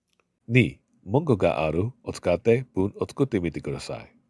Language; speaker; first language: Japanese; non-native, learner; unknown